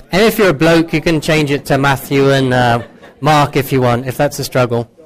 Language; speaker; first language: English; native; English